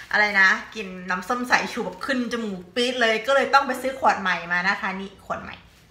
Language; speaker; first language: Thai; native; Thai